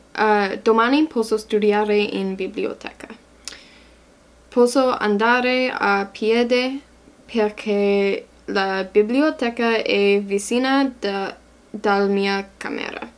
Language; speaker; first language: Italian; non-native, learner; English